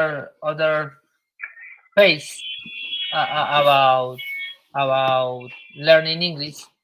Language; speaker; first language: English; non-native, learner; Spanish